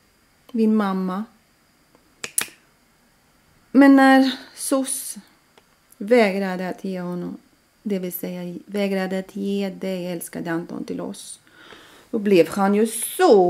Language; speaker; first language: Swedish; non-native, fluent; Latvian